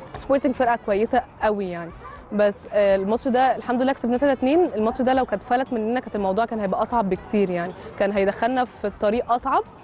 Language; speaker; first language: Arabic; native; Arabic